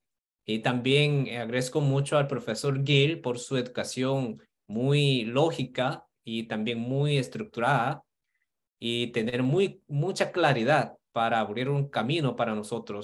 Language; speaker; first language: Spanish; non-native, fluent; Korean